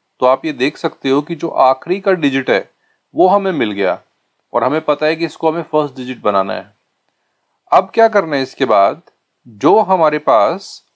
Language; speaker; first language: Hindi; native; Hindi